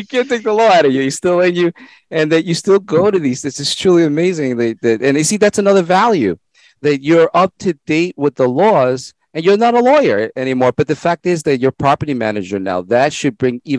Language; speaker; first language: English; non-native, fluent; Spanish